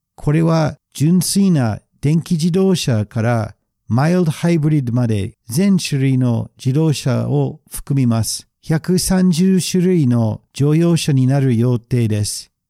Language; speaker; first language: Japanese; non-native, fluent; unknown